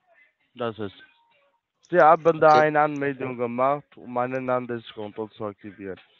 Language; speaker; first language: German; non-native, learner; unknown